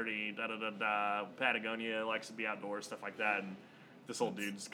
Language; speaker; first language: English; native; English